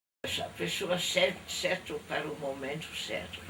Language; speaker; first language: Portuguese; non-native, fluent; Dutch